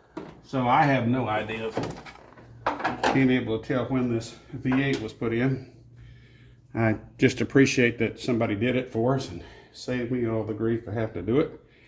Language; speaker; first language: English; native; English